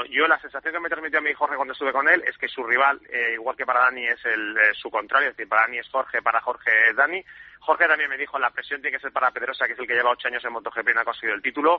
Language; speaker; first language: Spanish; native; Spanish